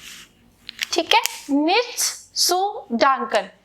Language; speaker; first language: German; non-native, fluent; Hindi